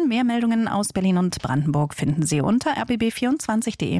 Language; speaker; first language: German; native; German